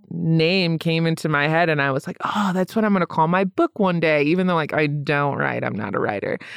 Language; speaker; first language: English; native; English